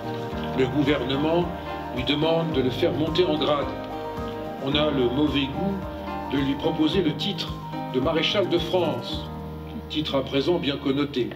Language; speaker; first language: French; native; French